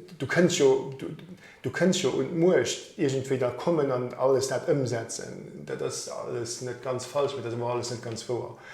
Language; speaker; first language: Luxembourgish; native; Luxembourgish